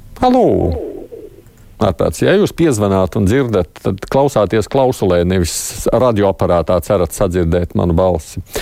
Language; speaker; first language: Latvian; native; Latvian